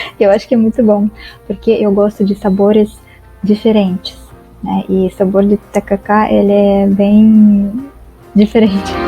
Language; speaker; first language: Portuguese; non-native, fluent; Russian